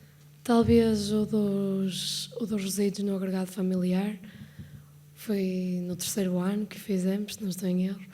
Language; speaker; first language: Portuguese; native; Portuguese